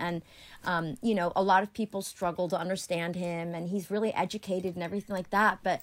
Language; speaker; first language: English; early bilingual, other home language; Greek